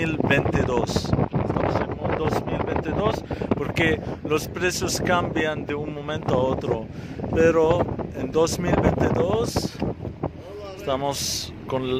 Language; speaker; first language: Spanish; non-native, fluent; Arabic